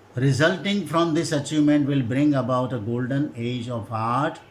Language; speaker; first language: English; non-native, local second language; Gujarati